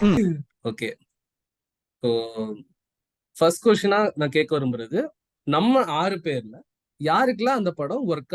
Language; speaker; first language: Tamil; native; Tamil